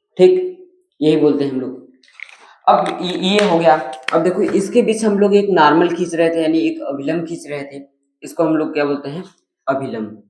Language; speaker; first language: Hindi; native; Hindi